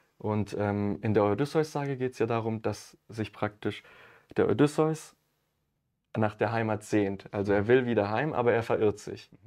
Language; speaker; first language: German; early bilingual, other home language; Italian